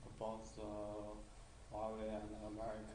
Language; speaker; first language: English; non-native, learner; Chinese